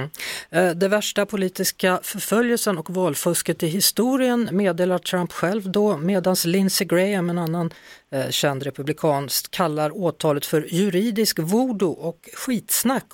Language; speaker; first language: Swedish; native; Swedish